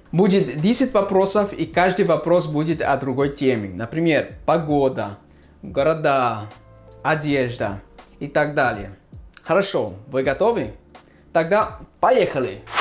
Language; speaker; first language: Russian; non-native, fluent; English